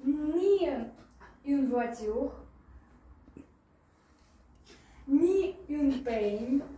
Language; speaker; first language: French; non-native, learner; Russian